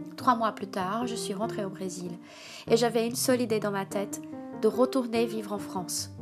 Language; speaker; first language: French; non-native, fluent; Portuguese